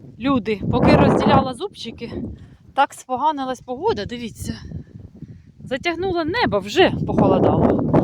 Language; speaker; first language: Ukrainian; non-native, local second language; Russian